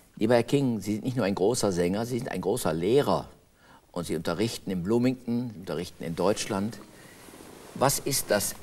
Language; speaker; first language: German; native; German